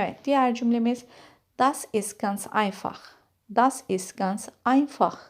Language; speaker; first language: German; non-native, fluent; Turkish